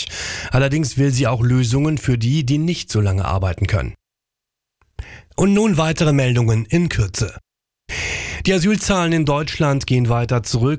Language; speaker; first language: German; native; German